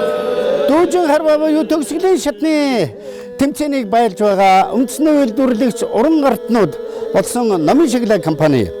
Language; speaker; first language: Mongolian; native; Mongolian